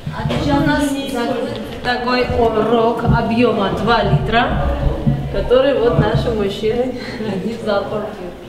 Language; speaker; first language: Russian; non-native, fluent; Georgian